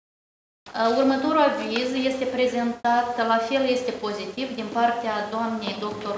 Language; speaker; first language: Romanian; native; Romanian